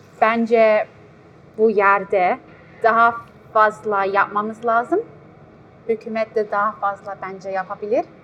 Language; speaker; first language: Turkish; early bilingual, heritage; Turkish